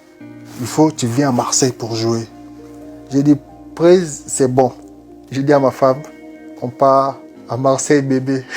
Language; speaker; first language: French; non-native, local second language; Lingala